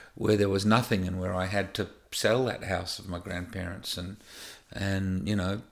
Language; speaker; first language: English; native; English